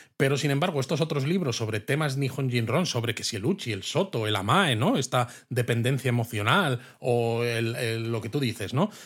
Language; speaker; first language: Spanish; native; Spanish